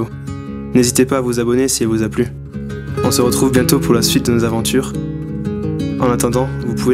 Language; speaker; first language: French; native; French